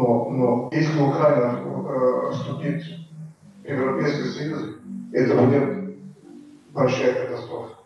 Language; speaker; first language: Russian; non-native, learner; Bulgarian